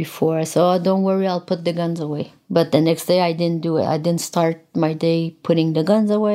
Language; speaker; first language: English; non-native, fluent; French